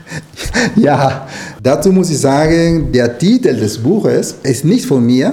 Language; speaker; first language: German; non-native, fluent; Spanish